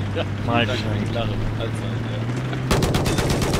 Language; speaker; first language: German; native; German